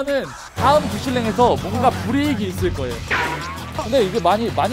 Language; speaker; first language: Korean; native; Korean